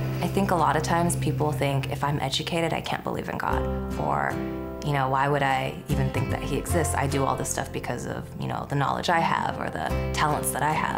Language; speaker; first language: English; native; English